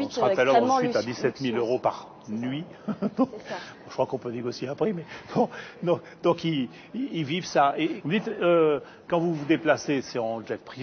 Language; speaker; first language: French; native; French